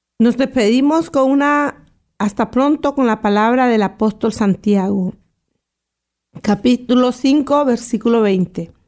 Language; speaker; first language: Spanish; native; Spanish